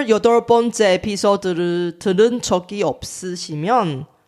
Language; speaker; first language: Korean; non-native, fluent; Chinese